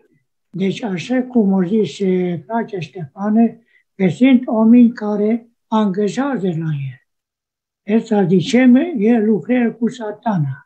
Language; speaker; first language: Romanian; non-native, local second language; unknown